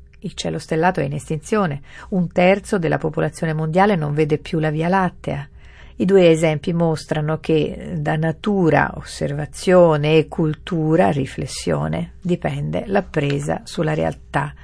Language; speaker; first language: Italian; native; Italian